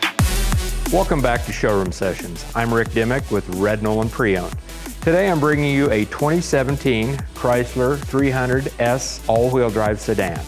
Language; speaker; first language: English; native; English